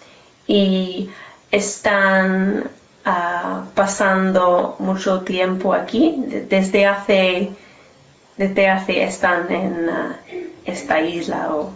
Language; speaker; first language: Spanish; non-native, learner; English